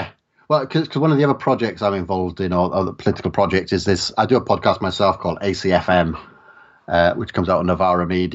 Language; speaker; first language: English; native; English